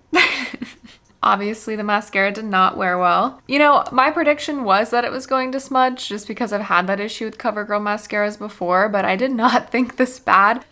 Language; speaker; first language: English; native; English